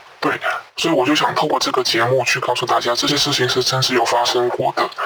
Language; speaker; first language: Chinese; non-native, local second language; Cantonese